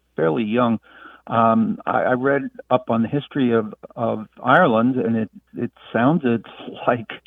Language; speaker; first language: English; native; English